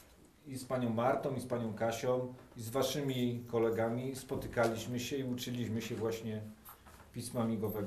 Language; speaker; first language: Polish; native; Polish